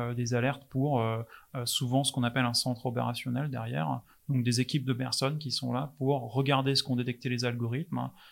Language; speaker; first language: French; non-native, fluent; English